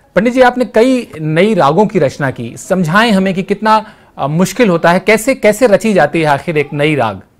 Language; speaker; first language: Hindi; native; Hindi